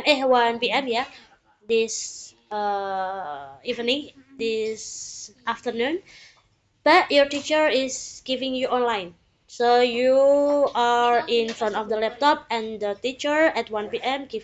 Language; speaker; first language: English; non-native, learner; Indonesian